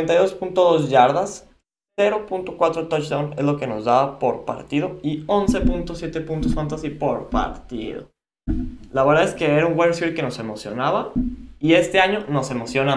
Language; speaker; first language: Spanish; native; Spanish